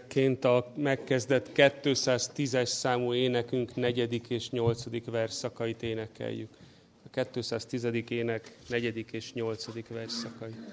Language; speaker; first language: Hungarian; native; Hungarian